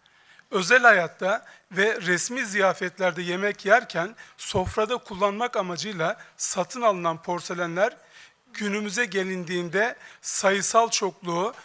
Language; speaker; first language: Turkish; native; Turkish